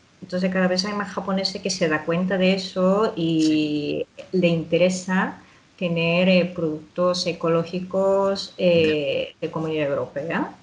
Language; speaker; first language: Spanish; non-native, fluent; Japanese